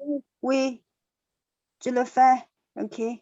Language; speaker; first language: French; non-native, learner; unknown